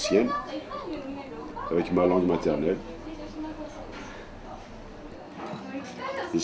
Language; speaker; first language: French; non-native, local second language; Kabyle